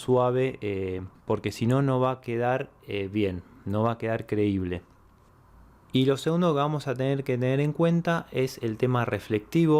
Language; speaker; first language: Spanish; native; Spanish